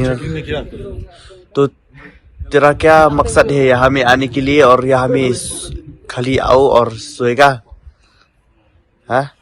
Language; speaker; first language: Hindi; non-native, local second language; Khasi